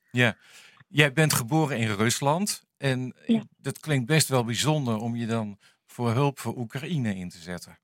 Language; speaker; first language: Dutch; native; Dutch